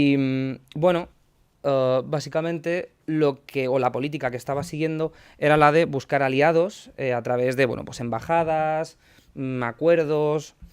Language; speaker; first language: Spanish; native; Spanish